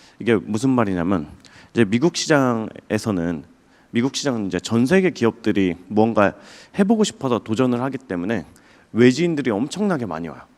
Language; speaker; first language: Korean; native; Korean